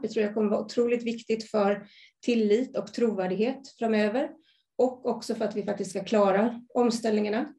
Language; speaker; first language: Swedish; native; Swedish